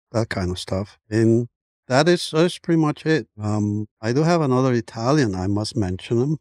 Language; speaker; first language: English; non-native, fluent; Spanish